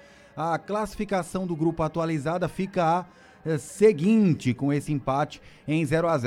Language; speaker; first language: Portuguese; native; Portuguese